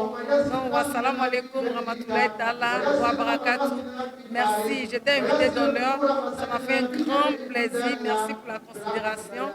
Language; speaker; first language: French; non-native, local second language; Dyula